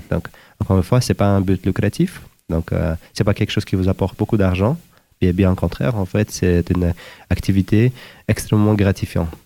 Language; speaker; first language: French; non-native, fluent; Uzbek